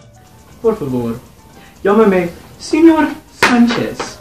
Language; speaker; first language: Spanish; non-native, learner; English